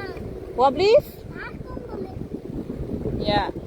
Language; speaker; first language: Dutch; non-native, learner; Filipino